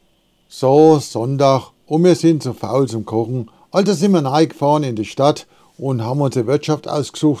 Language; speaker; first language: German; native; German